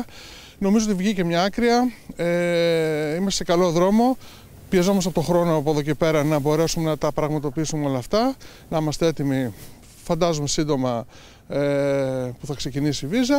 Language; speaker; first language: Greek; native; Greek